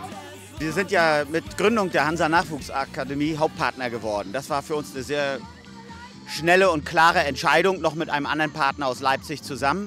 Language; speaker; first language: German; native; German